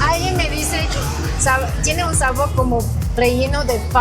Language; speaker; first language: Spanish; non-native, learner; Chinese